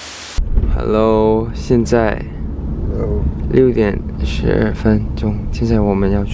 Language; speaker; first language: Chinese; non-native, learner; Thai